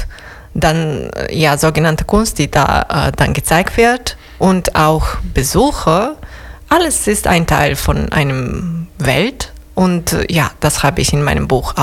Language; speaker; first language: German; non-native, fluent; Serbian